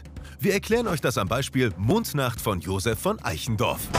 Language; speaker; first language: German; native; German